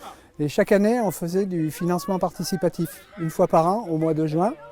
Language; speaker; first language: French; native; French